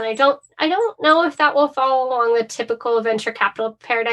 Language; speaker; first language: English; native; English